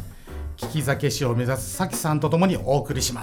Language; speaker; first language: Japanese; native; Japanese